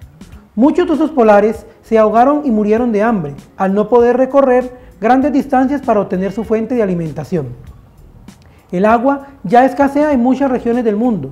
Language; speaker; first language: Spanish; native; Spanish